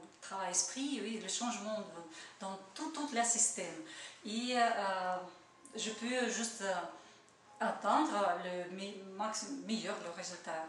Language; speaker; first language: French; non-native, learner; Russian